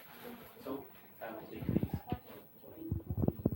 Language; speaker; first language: English; non-native, learner; Turkish